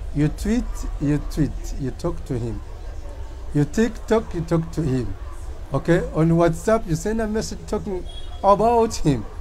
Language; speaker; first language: English; non-native, local second language; Ganda